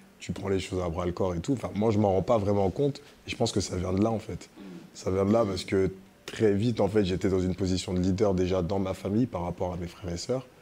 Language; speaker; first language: French; early bilingual, other home language; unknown